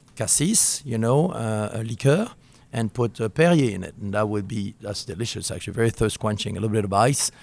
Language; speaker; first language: English; non-native, fluent; French